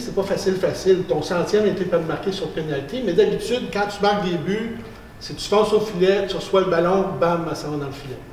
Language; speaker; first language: French; native; French